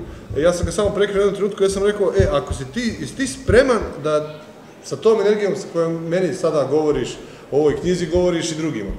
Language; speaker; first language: Serbian; native; Serbian